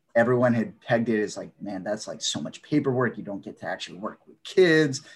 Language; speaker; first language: English; native; English